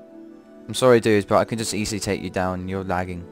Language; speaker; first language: English; native; English